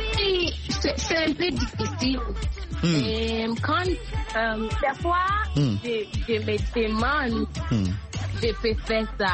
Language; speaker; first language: French; non-native, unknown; Akan